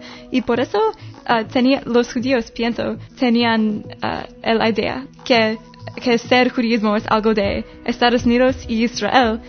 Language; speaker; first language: Spanish; non-native, learner; English